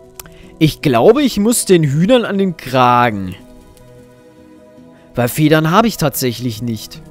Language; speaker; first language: German; native; German